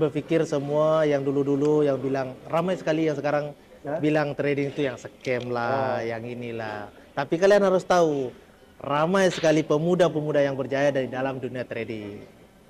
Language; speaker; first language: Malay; early bilingual, heritage; Indonesian